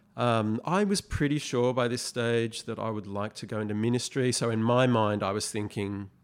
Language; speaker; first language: English; native; English